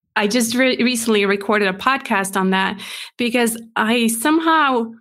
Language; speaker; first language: English; non-native, fluent; Swiss German